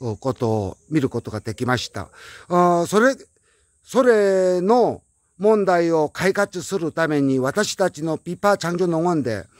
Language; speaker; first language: Japanese; non-native, learner; Korean